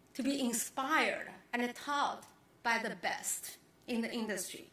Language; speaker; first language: English; non-native, fluent; Chinese